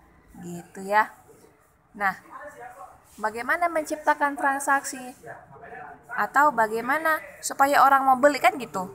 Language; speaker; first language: Indonesian; native; Indonesian